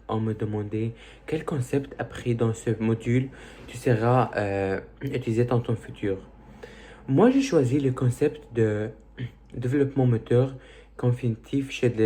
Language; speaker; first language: French; early bilingual, other home language; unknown